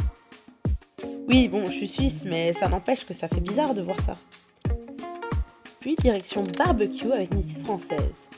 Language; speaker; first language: French; native; French